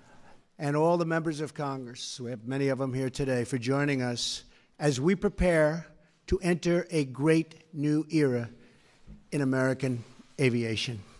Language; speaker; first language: English; native; English